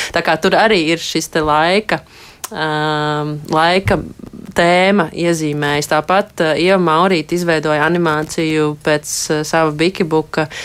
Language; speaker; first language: Latvian; native; Latvian